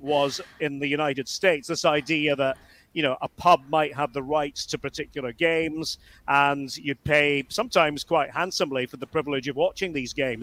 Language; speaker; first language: English; native; English